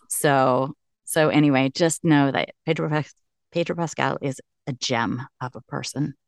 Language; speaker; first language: English; native; English